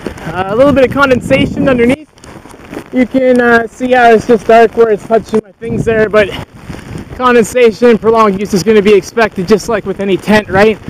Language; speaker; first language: English; native; English